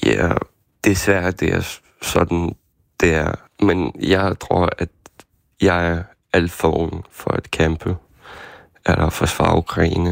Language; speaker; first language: Danish; non-native, fluent; Ukrainian